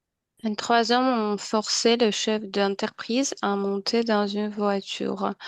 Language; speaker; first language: French; non-native, learner; Ukrainian